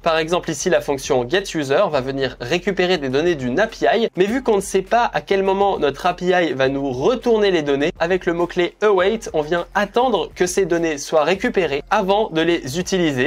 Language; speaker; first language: French; native; French